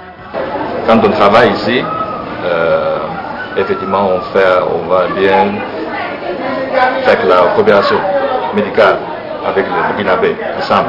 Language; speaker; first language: French; non-native, fluent; Chinese